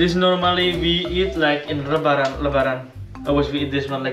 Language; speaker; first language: English; non-native, learner; Indonesian